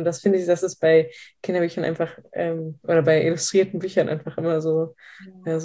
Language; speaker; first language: German; native; German